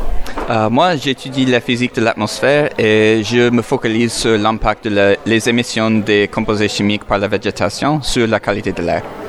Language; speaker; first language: French; non-native, local second language; English